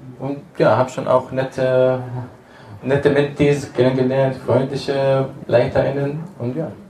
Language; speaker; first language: German; non-native, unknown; Arabic